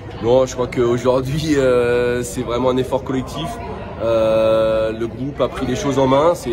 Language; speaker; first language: French; native; French